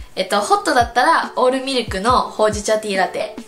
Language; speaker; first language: Japanese; early bilingual, heritage; Japanese